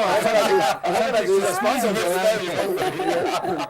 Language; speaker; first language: English; native; English